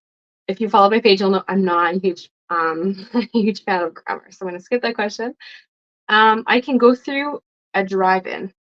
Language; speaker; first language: English; non-native, fluent; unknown